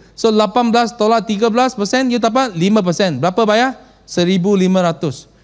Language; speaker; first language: Malay; non-native, local second language; Chinese